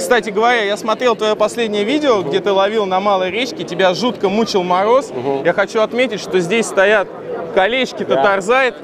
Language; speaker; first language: Russian; native; Russian